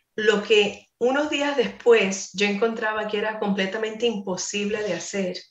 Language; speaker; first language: Spanish; non-native, fluent; English